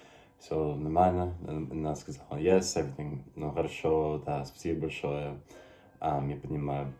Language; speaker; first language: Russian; non-native, learner; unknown